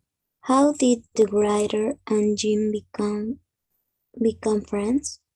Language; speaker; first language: English; non-native, learner; Spanish